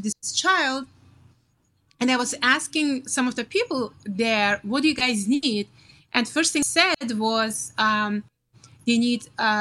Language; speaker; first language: English; non-native, fluent; Turkish